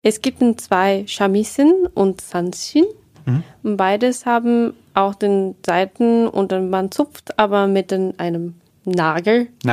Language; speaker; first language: German; non-native, learner; Japanese